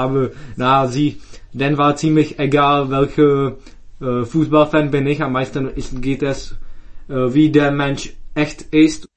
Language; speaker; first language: German; non-native, fluent; Czech